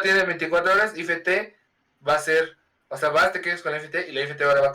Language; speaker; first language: Spanish; native; Spanish